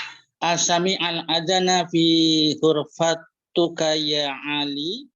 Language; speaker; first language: Arabic; non-native, learner; Indonesian